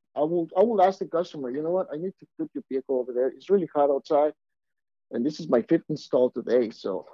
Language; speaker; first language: English; non-native, fluent; Spanish